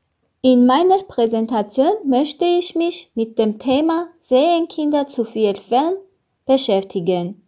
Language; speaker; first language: German; non-native, learner; Armenian